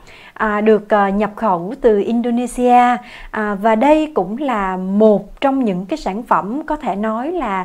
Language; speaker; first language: Vietnamese; native; Vietnamese